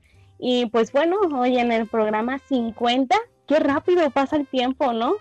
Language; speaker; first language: Spanish; native; Spanish